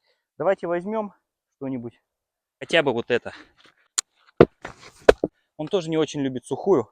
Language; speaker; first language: Russian; native; Russian